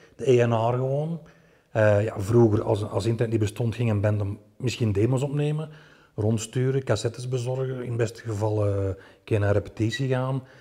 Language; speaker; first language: Dutch; native; Dutch